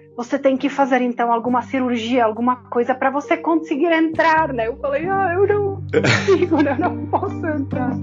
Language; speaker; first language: Portuguese; non-native, fluent; Czech